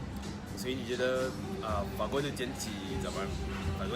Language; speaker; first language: Chinese; non-native, learner; French